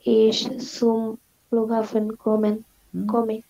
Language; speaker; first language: German; non-native, learner; Bangla